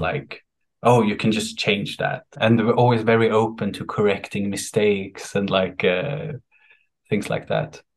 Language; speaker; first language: English; non-native, fluent; Swedish